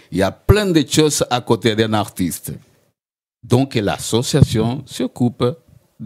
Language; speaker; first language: French; non-native, learner; Spanish